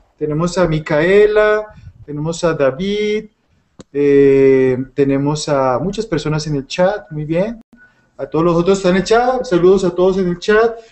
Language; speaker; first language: Spanish; native; Spanish